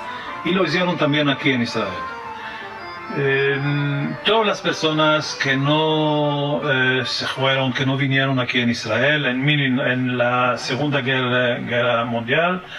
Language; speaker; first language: Spanish; early bilingual, heritage; French